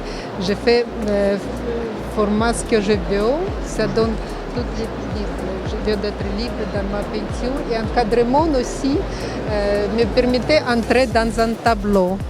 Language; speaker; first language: French; non-native, learner; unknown